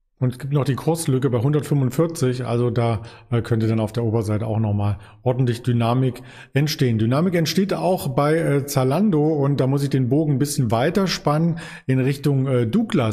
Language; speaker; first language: German; native; German